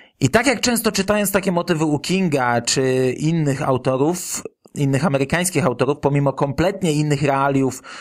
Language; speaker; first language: Polish; native; Polish